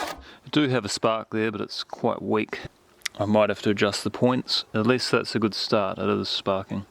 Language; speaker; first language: English; native; English